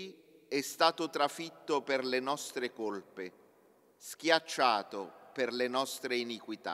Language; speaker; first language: Italian; native; Italian